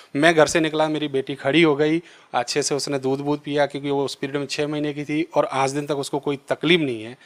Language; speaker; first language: Hindi; native; Hindi